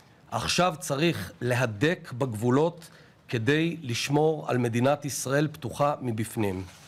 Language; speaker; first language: Hebrew; native; Hebrew